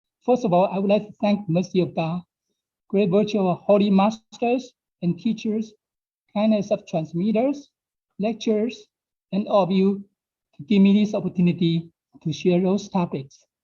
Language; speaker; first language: English; non-native, fluent; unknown